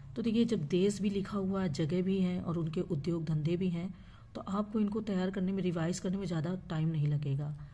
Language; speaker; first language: Hindi; native; Hindi